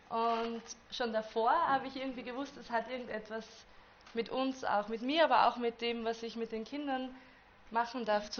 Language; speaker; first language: German; native; German